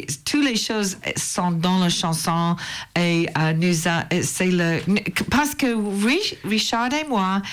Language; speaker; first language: French; non-native, learner; English